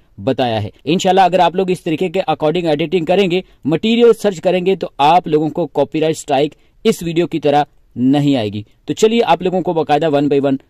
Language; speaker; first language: Urdu; non-native, local second language; Sindhi